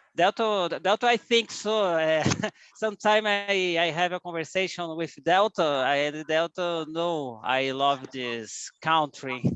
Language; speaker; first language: English; non-native, learner; Portuguese